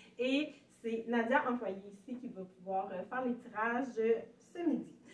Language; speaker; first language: French; native; French